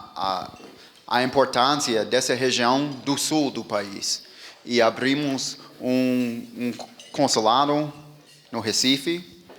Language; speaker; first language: Portuguese; non-native, fluent; English